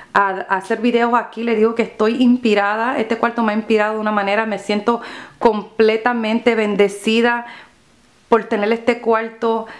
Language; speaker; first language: Spanish; early bilingual, other home language; English